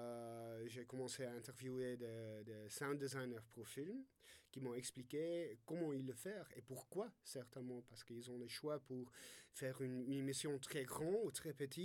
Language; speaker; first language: French; non-native, fluent; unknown